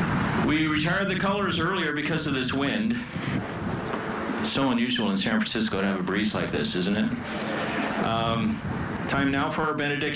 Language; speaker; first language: English; native; English